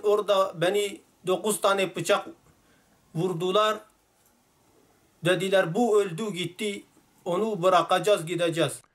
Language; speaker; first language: Turkish; non-native, local second language; Arabic